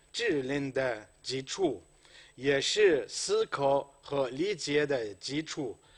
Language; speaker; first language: Chinese; non-native, fluent; Arabic